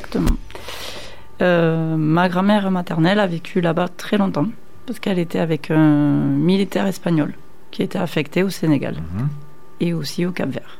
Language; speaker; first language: French; native; French